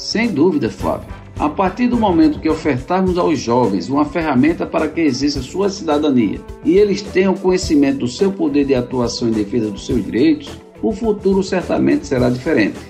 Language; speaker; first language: Portuguese; native; Portuguese